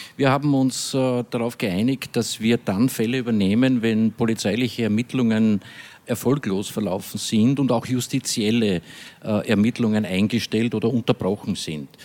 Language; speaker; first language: German; native; German